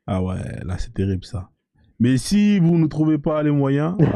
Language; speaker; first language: French; native; French